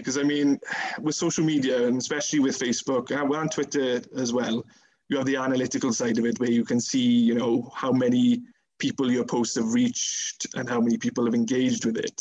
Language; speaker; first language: English; native; English